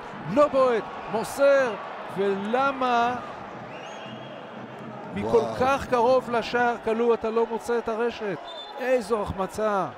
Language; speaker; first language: Hebrew; native; Hebrew